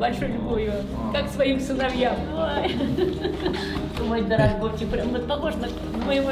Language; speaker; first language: Russian; native; Russian